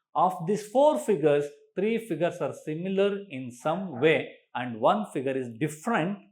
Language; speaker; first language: English; non-native, local second language; Kannada